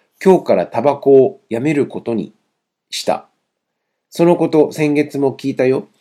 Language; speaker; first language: Japanese; non-native, fluent; Chinese